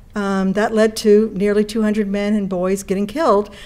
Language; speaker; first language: English; native; English